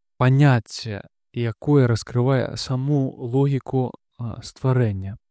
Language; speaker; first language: Belarusian; native; Belarusian